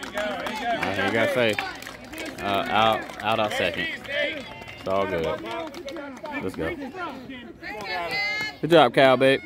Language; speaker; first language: English; native; English